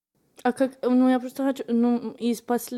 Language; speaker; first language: Russian; non-native, fluent; English